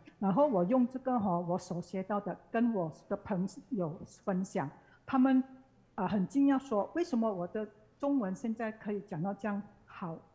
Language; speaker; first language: Chinese; non-native, learner; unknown